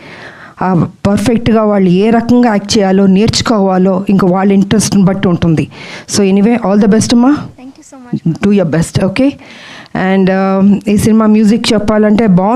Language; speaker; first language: Telugu; native; Telugu